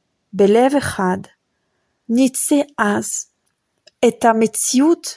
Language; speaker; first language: Hebrew; non-native, fluent; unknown